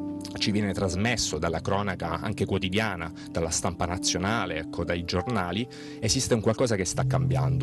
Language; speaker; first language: Italian; native; Italian